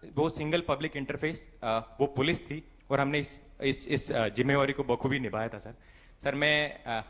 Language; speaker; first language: Hindi; native; Hindi